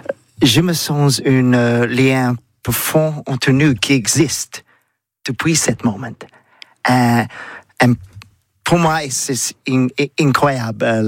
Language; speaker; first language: French; non-native, learner; English